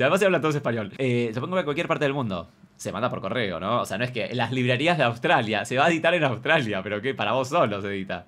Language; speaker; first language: Spanish; native; Spanish